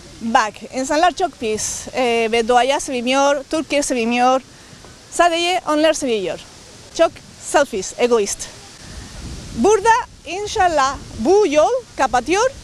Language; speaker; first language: Turkish; non-native, learner; Spanish